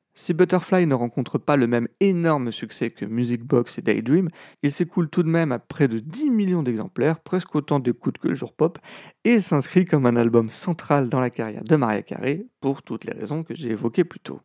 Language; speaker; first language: French; native; French